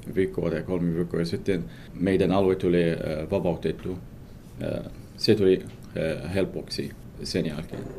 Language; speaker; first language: Finnish; non-native, learner; Arabic